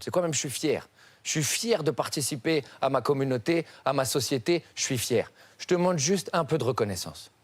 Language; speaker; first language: French; native; French